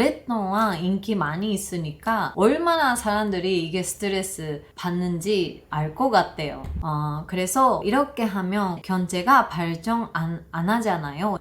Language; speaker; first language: Korean; non-native, learner; Japanese